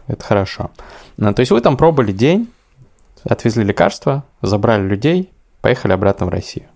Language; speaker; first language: Russian; native; Russian